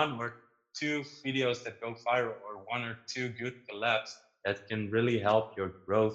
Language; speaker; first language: English; non-native, fluent; Dutch